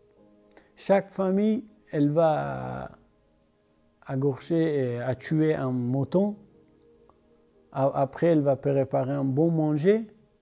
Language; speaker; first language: French; non-native, learner; Persian